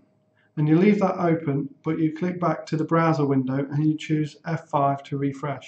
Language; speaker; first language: English; native; English